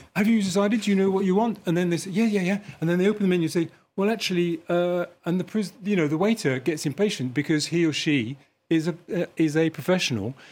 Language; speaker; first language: English; native; English